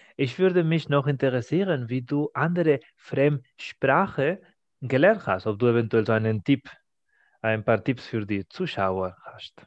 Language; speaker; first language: German; non-native, fluent; Spanish